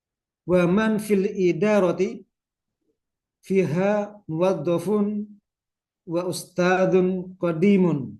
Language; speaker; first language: Arabic; non-native, fluent; Indonesian